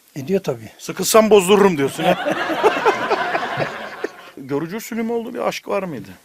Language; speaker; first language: Turkish; native; Turkish